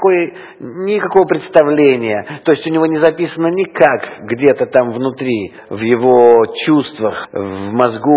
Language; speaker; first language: Russian; native; Russian